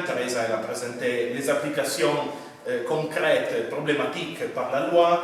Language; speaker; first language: French; non-native, fluent; Italian